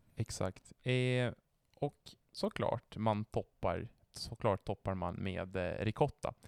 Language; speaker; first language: Swedish; non-native, fluent; Italian